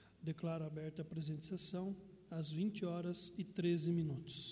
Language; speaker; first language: Portuguese; native; Portuguese